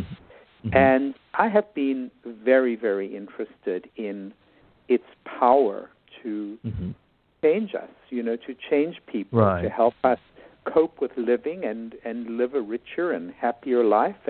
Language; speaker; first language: English; native; English